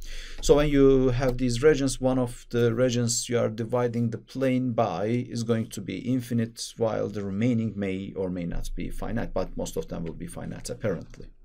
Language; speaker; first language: English; non-native, fluent; Turkish